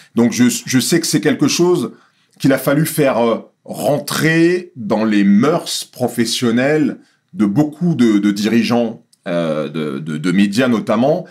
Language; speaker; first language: French; native; French